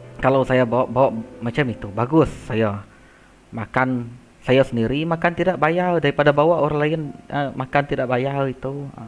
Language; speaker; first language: Malay; non-native, local second language; Iban